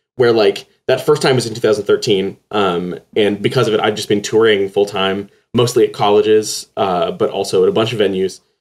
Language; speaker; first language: English; native; English